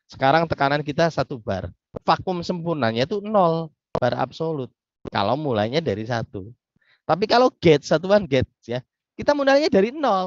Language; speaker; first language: Indonesian; native; Indonesian